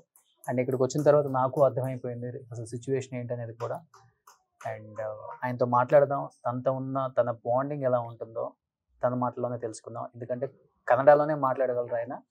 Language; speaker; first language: Telugu; native; Telugu